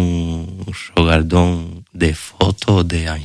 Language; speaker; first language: French; non-native, learner; Spanish